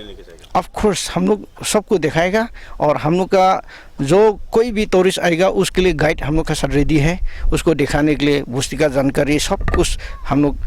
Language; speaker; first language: Hindi; non-native, local second language; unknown